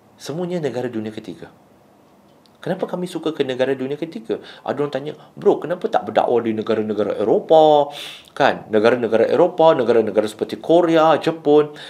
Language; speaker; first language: Malay; non-native, local second language; Chinese